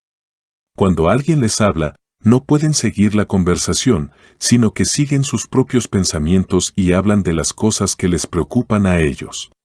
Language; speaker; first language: Spanish; native; Spanish